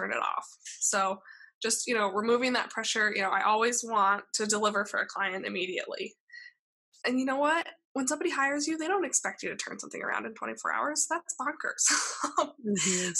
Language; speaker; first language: English; native; English